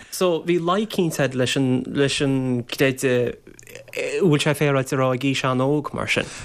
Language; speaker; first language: Irish; native; Irish